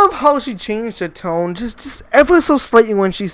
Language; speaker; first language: English; native; English